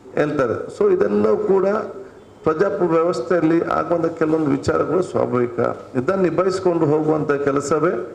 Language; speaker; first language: Kannada; non-native, local second language; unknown